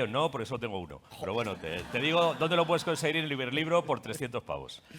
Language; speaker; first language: Spanish; native; Spanish